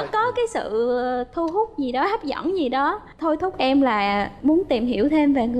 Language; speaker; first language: Vietnamese; native; Vietnamese